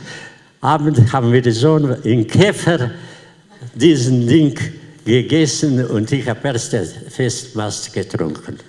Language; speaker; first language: German; non-native, learner; Slovenian